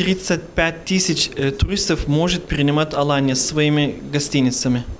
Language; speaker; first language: Russian; non-native, fluent; Turkish